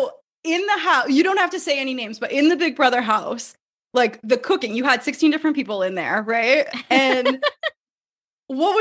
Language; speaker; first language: English; native; English